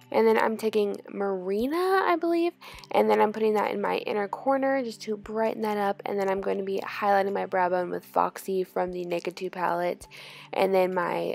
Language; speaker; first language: English; native; English